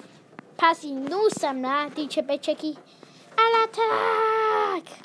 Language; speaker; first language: French; non-native, learner; English